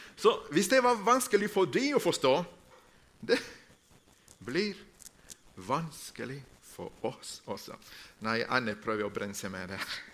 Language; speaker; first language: Norwegian; non-native, fluent; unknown